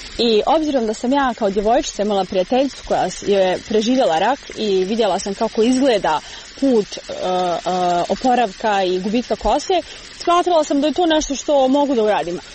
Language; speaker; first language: Croatian; native; Croatian